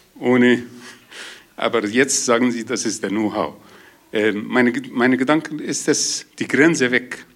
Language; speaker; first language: German; non-native, learner; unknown